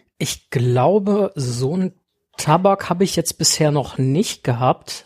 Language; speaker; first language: German; native; German